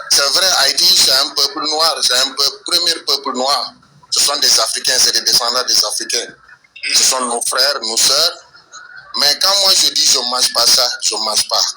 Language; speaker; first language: French; non-native, local second language; Wolof